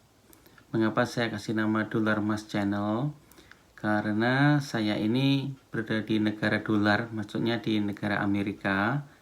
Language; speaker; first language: Indonesian; non-native, local second language; Javanese